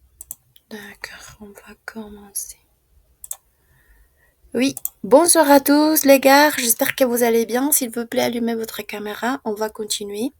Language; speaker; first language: French; non-native, fluent; Spanish